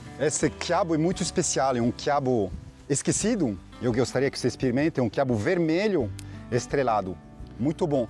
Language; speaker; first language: Portuguese; non-native, fluent; French